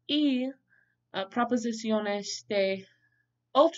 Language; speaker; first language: Spanish; non-native, learner; English